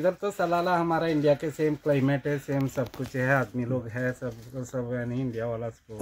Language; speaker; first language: Hindi; non-native, local second language; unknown